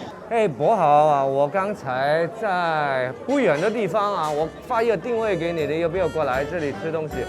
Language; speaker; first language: Chinese; non-native, local second language; Cantonese